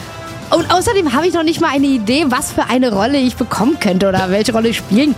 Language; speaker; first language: German; native; German